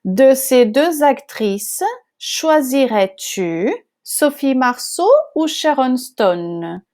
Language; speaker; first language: French; non-native, fluent; Portuguese